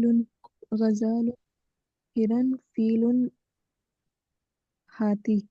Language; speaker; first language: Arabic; non-native, learner; Urdu